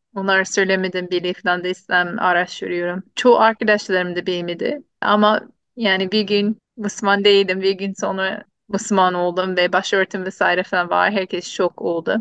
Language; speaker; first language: Turkish; non-native, fluent; English